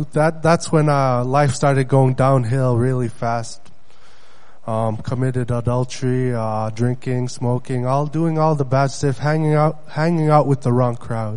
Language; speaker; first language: English; early bilingual, other home language; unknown